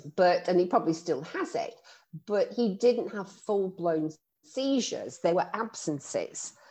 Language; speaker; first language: English; native; English